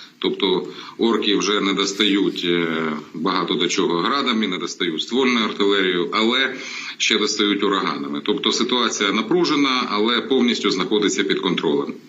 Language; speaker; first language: Ukrainian; native; Ukrainian